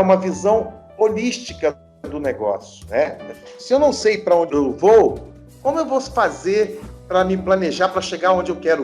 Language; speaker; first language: Portuguese; native; Portuguese